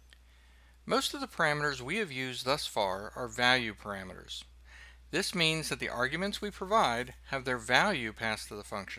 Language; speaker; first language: English; native; English